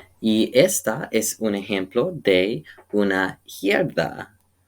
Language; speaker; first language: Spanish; non-native, learner; English